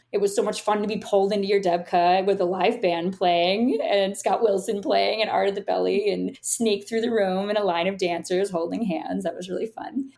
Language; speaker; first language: English; native; English